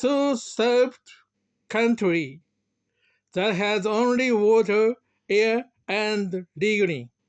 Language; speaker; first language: English; non-native, learner; Japanese